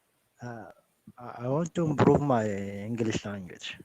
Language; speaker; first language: English; non-native, learner; Arabic